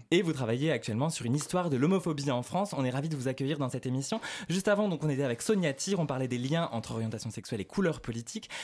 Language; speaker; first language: French; native; French